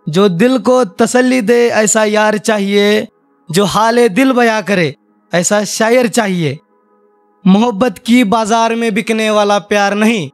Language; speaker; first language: Hindi; non-native, local second language; Marathi